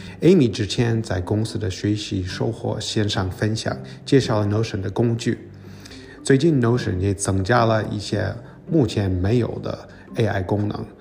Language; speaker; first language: Chinese; native; Chinese